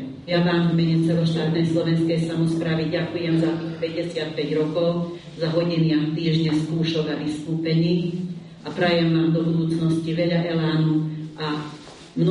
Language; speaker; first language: Slovak; early bilingual, heritage; Slovak